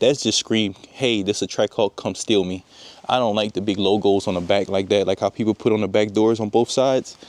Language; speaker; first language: English; native; English